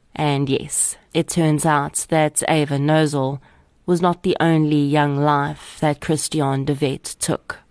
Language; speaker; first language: English; native; English